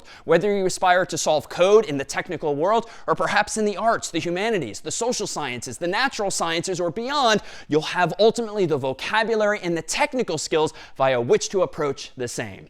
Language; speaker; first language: English; native; English